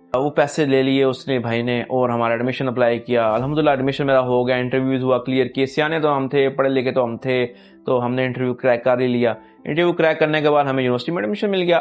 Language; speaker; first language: Urdu; non-native, local second language; Punjabi